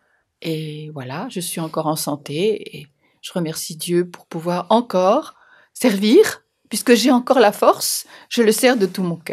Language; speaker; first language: French; native; French